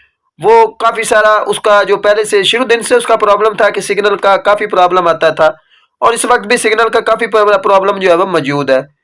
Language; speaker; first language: Urdu; native; Urdu